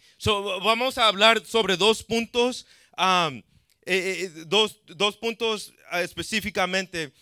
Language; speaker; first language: Spanish; early bilingual, heritage; Spanish